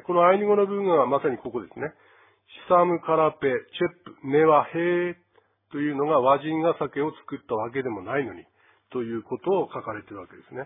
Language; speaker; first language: Japanese; native; Japanese